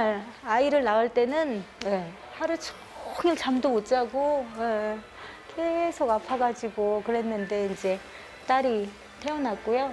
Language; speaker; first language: Korean; native; Korean